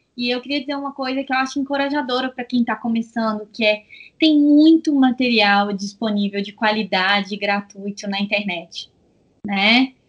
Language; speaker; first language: Portuguese; native; Portuguese